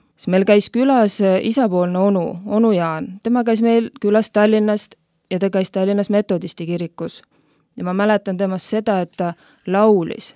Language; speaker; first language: Estonian; native; Estonian